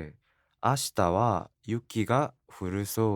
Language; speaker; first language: Japanese; non-native, learner; Korean